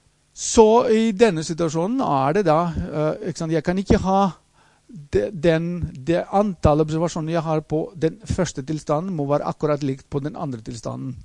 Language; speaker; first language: Norwegian; non-native, fluent; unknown